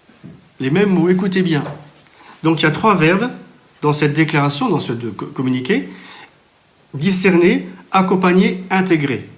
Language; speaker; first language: French; native; French